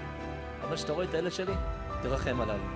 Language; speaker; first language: Hebrew; native; Hebrew